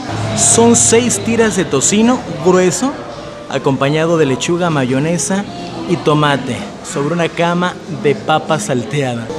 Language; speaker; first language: Spanish; native; Spanish